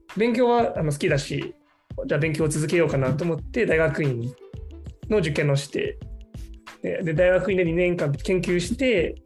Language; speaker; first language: Japanese; non-native, fluent; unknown